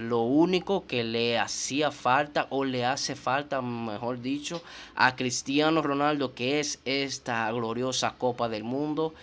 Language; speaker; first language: Spanish; native; Spanish